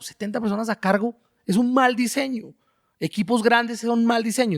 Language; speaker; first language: Spanish; native; Spanish